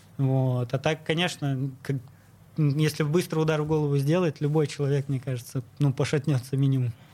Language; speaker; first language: Russian; native; Russian